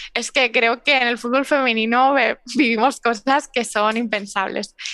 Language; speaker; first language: Spanish; native; Spanish